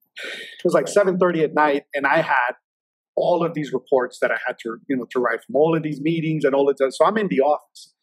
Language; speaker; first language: English; native; English